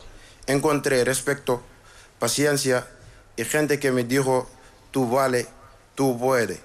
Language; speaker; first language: Spanish; non-native, learner; Wolof